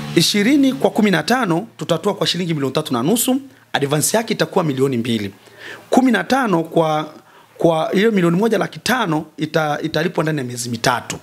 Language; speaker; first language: Swahili; native; Swahili